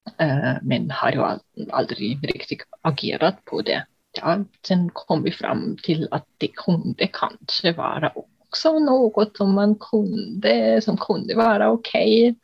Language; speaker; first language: Swedish; non-native, fluent; German